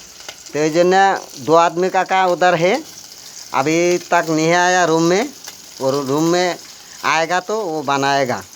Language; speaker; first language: Hindi; non-native, learner; Bangla